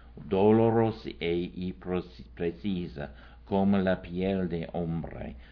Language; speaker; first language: Spanish; non-native, fluent; English